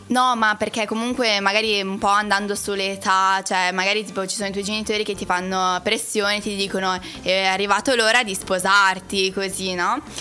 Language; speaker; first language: Italian; early bilingual, other home language; Chinese